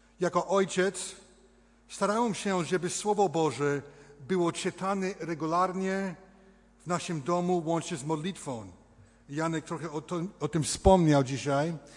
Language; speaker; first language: Polish; early bilingual, heritage; Polish